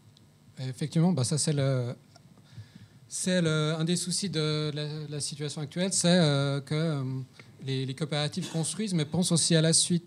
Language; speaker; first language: French; native; French